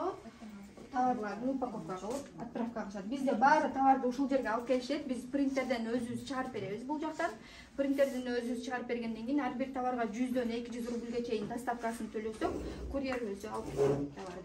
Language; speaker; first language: Kyrgyz; native; Kyrgyz